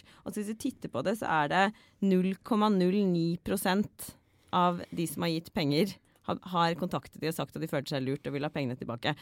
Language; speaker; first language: Norwegian; native; Norwegian